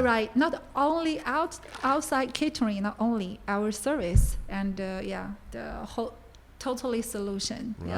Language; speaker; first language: English; non-native, learner; Chinese